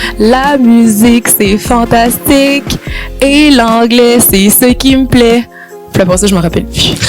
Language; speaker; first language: French; native; French